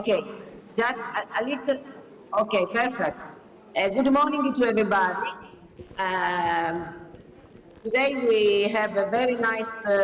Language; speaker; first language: English; non-native, learner; Italian